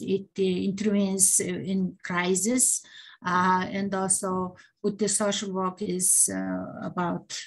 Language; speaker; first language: English; non-native, learner; Mongolian